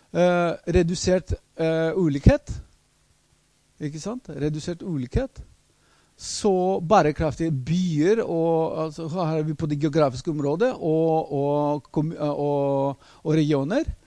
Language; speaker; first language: Norwegian; non-native, fluent; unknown